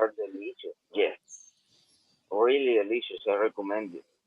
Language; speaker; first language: English; non-native, learner; Spanish